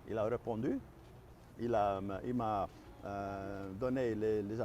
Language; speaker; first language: French; non-native, fluent; Dutch